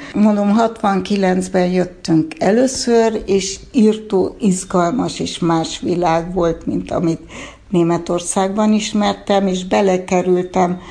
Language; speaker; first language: Hungarian; early bilingual, heritage; Hungarian